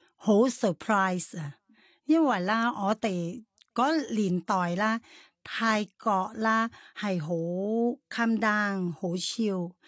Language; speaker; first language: Cantonese; non-native, fluent; Thai